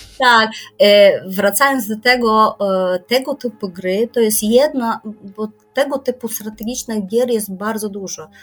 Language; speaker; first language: Polish; non-native, fluent; Kyrgyz